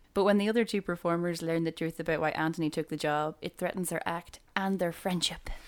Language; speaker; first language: English; native; English